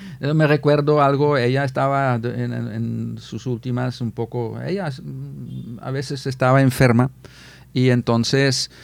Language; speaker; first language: Spanish; non-native, fluent; Dutch